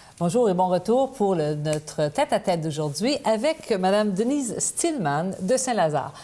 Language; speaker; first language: French; native; French